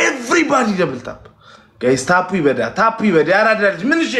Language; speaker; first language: Amharic; native; Amharic